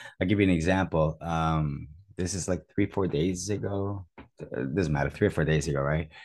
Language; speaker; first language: English; early bilingual, other home language; Spanish